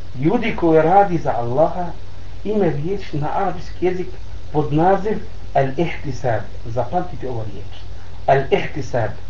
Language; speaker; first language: Bosnian; non-native, learner; Arabic